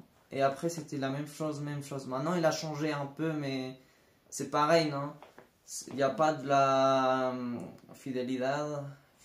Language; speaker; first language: French; non-native, learner; Spanish